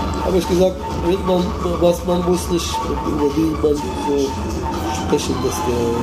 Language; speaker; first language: German; non-native, learner; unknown